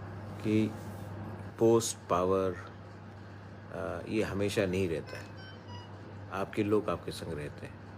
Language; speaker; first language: Hindi; non-native, local second language; Kok Borok